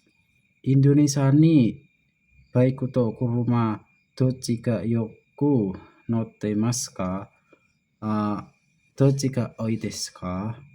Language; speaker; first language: Japanese; non-native, learner; Indonesian